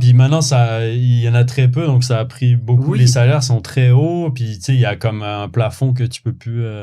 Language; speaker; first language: French; native; French